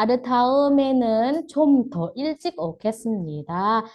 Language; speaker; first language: Korean; non-native, fluent; Indonesian